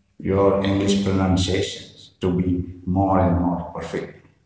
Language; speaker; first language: English; non-native, fluent; Indonesian